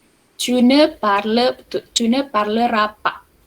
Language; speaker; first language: French; non-native, fluent; Indonesian